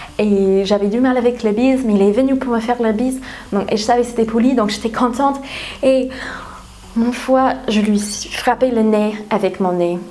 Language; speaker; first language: French; non-native, fluent; English